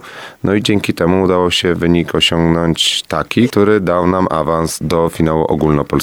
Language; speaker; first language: Polish; native; Polish